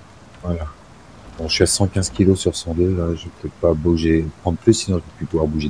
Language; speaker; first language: French; native; French